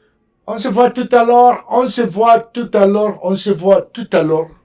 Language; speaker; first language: French; non-native, fluent; Spanish